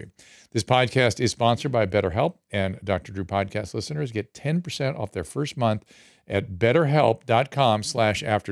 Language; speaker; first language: English; native; English